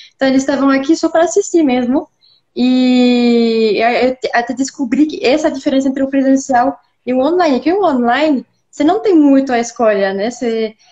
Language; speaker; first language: Portuguese; non-native, fluent; French